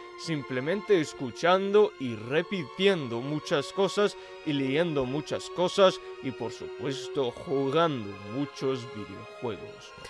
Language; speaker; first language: Spanish; non-native, fluent; Russian